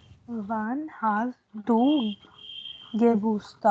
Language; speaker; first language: German; non-native, learner; Hindi